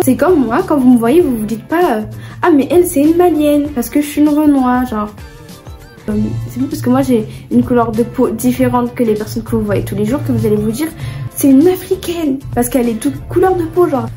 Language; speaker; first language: French; native; French